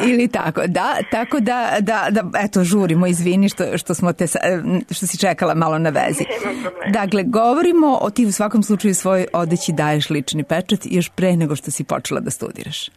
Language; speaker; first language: Serbian; native; Serbian